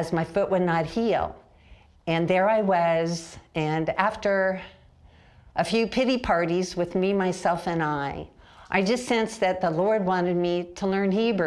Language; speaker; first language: English; native; English